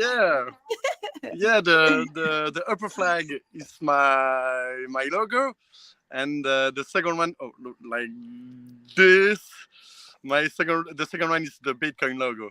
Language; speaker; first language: English; non-native, learner; French